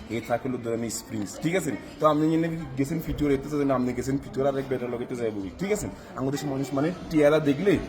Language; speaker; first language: Bangla; non-native, learner; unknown